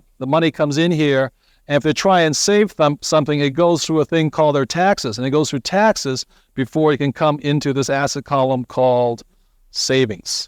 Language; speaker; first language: English; native; English